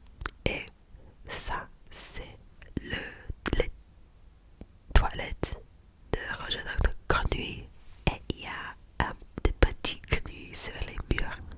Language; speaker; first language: French; non-native, learner; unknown